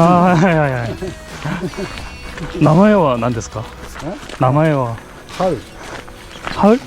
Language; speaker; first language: Japanese; non-native, learner; Korean